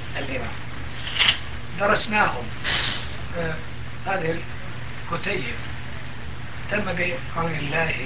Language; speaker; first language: Arabic; non-native, local second language; Turkish